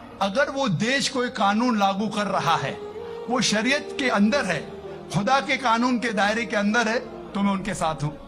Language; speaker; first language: Urdu; non-native, local second language; Konkani